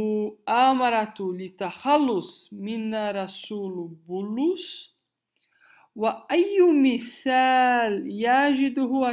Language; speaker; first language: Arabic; non-native, learner; Portuguese